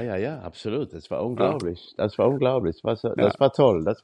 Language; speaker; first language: German; non-native, learner; Swedish